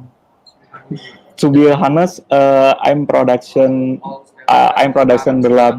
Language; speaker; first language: English; non-native, learner; Indonesian